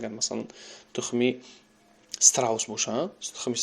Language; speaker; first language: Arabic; non-native, fluent; Tajik